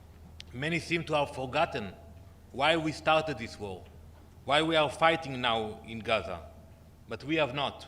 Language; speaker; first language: English; non-native, fluent; Hebrew